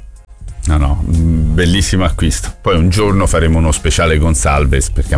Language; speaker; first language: Italian; native; Italian